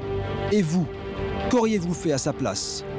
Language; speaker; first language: French; native; French